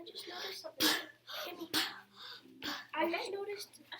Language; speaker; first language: English; native; English